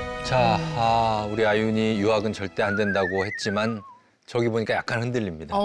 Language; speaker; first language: Korean; native; Korean